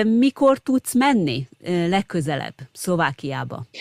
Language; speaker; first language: Hungarian; native; Hungarian